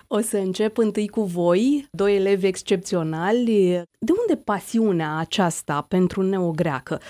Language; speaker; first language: Romanian; native; Romanian